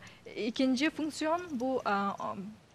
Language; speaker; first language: Turkish; non-native, learner; Yakut